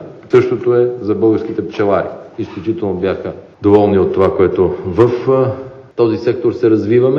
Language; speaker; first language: Bulgarian; native; Bulgarian